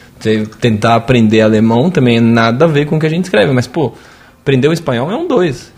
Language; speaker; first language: Portuguese; native; Portuguese